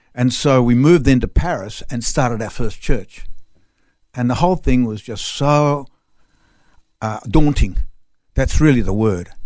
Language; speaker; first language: English; non-native, local second language; French